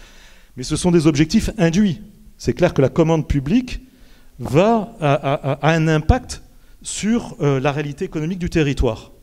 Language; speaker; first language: French; native; French